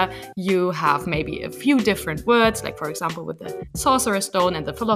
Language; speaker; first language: English; non-native, fluent; German